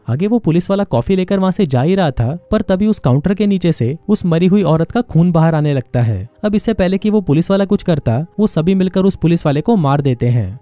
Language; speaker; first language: Hindi; native; Hindi